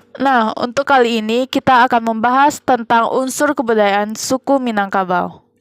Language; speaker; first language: Indonesian; native; Indonesian